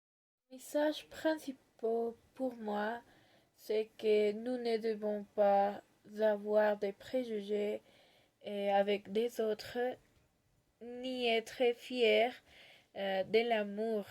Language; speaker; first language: French; non-native, learner; Spanish